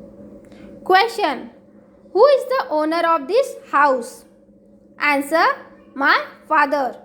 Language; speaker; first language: English; non-native, local second language; Hindi